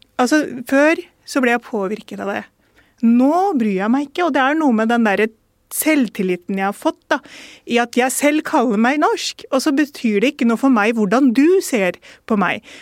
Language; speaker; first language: Norwegian; early bilingual, other home language; Urdu